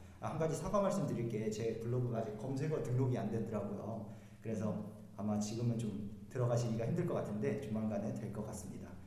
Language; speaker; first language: Korean; native; Korean